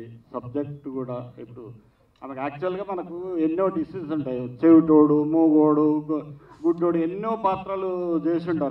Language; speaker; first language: Telugu; native; Telugu